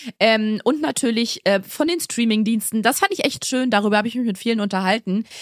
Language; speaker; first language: German; native; German